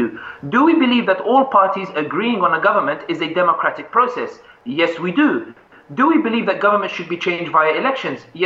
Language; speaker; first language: English; native; English